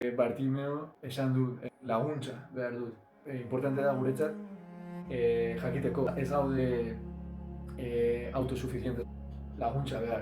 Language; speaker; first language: Basque; non-native, learner; Spanish